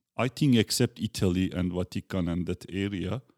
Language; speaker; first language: English; non-native, fluent; Turkish